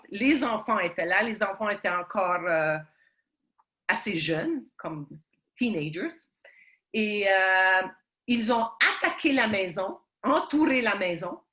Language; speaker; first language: French; early bilingual, heritage; Ukrainian